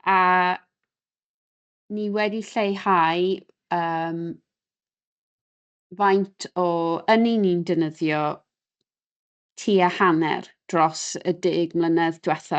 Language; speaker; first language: Welsh; non-native, local second language; English